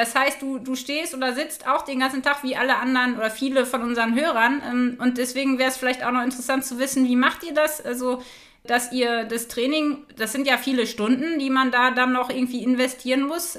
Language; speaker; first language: German; native; German